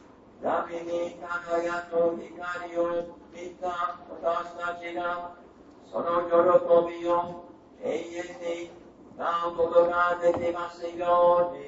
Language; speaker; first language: Japanese; non-native, fluent; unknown